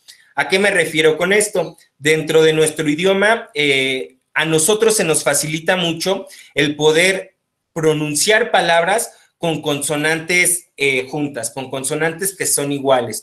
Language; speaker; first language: Spanish; native; Spanish